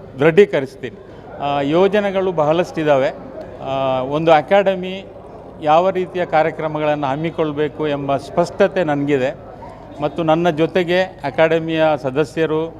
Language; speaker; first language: Kannada; non-native, local second language; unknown